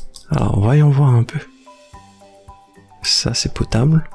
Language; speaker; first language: French; native; French